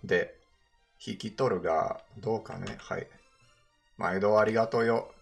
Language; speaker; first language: Japanese; non-native, learner; English